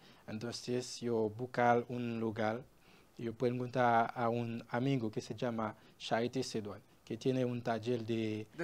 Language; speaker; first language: Spanish; non-native, learner; Haitian Creole